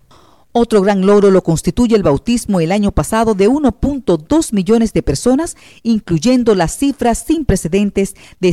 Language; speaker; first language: Spanish; native; Spanish